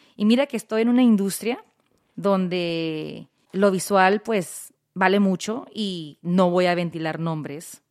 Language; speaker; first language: Spanish; early bilingual, heritage; Spanish